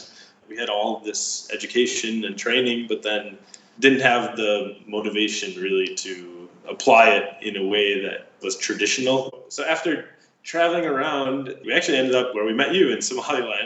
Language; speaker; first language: English; native; English